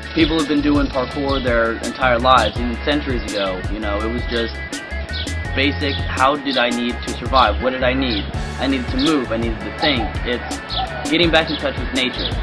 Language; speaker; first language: English; native; English